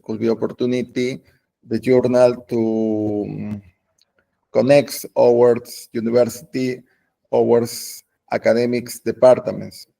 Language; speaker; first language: English; non-native, learner; Spanish